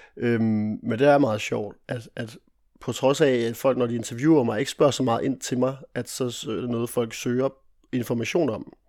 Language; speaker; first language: Danish; early bilingual, other home language; Italian